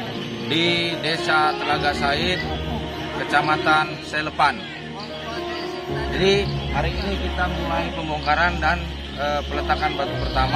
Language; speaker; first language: Indonesian; native; Indonesian